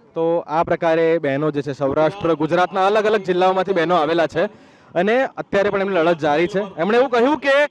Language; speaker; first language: Gujarati; native; Gujarati